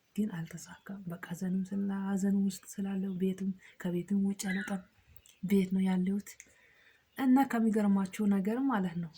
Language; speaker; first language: Amharic; non-native, local second language; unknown